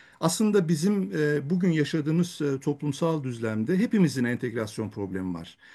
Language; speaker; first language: Turkish; native; Turkish